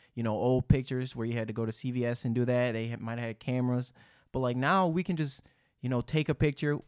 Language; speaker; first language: English; native; English